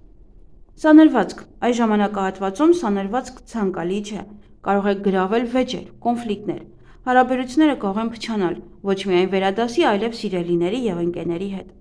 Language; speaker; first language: Armenian; native; Armenian